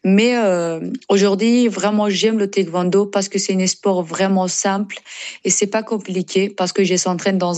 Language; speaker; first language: French; non-native, learner; Persian